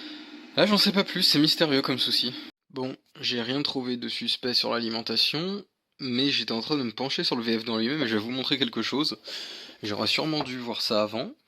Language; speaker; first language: French; native; French